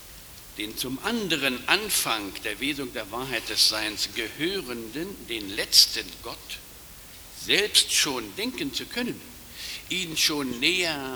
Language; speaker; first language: German; native; German